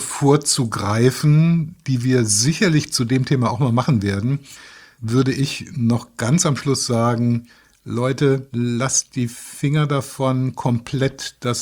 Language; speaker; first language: German; native; German